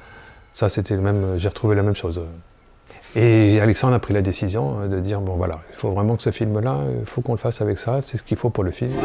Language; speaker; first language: French; native; French